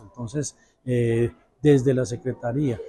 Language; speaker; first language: Spanish; native; Spanish